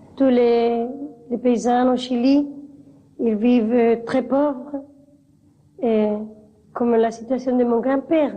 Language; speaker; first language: French; non-native, fluent; Spanish